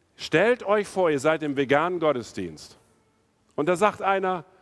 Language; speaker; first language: German; non-native, fluent; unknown